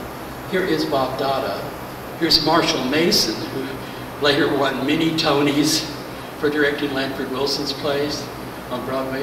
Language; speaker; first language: English; native; English